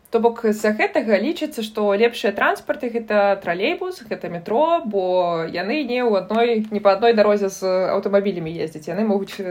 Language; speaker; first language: Belarusian; non-native, local second language; Russian